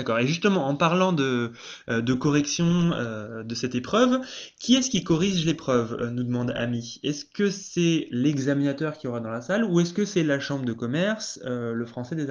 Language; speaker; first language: French; native; French